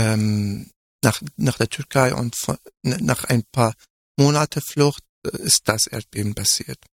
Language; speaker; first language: German; non-native, fluent; Arabic